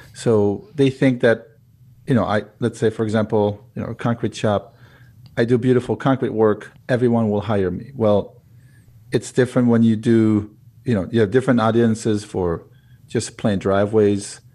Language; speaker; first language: English; non-native, fluent; Hebrew